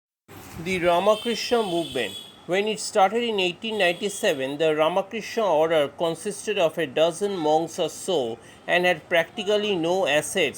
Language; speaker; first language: English; non-native, local second language; Bangla